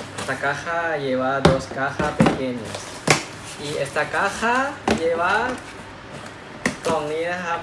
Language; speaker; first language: Spanish; non-native, learner; Thai